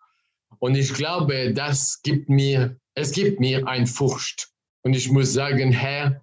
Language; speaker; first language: German; non-native, fluent; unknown